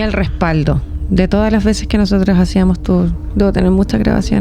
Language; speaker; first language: Spanish; native; Spanish